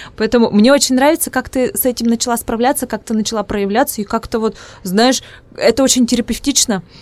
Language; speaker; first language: Russian; non-native, local second language; Udmurt